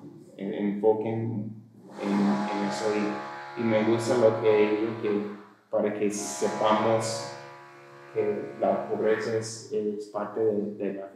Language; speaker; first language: Spanish; non-native, fluent; English